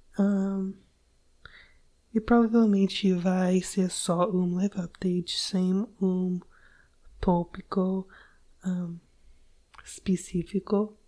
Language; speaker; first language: Portuguese; non-native, learner; English